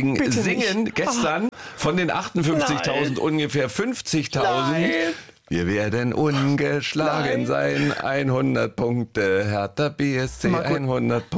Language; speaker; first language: German; native; German